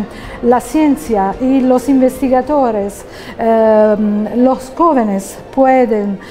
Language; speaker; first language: Spanish; non-native, fluent; Italian